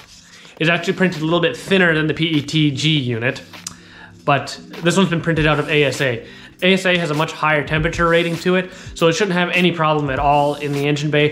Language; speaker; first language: English; native; English